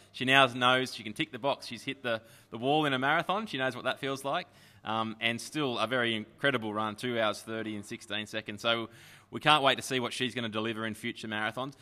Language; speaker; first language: English; native; English